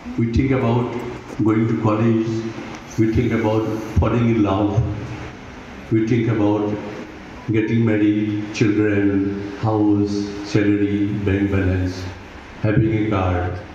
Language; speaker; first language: English; non-native, local second language; Assamese